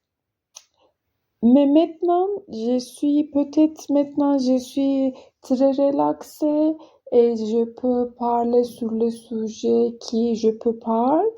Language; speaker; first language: French; non-native, learner; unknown